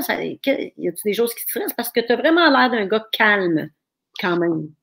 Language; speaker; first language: French; native; French